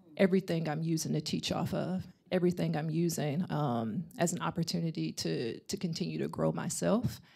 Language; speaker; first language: English; native; English